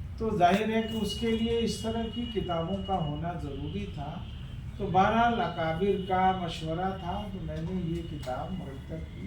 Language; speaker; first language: Urdu; native; Urdu